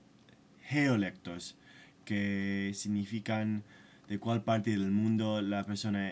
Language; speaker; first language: Spanish; non-native, fluent; English